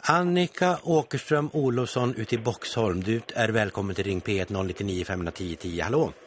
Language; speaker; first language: Swedish; native; Swedish